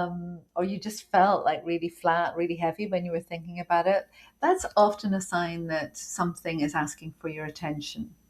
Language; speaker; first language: English; native; English